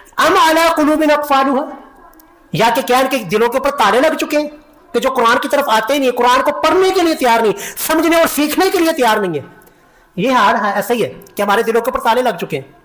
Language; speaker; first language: Urdu; non-native, local second language; Punjabi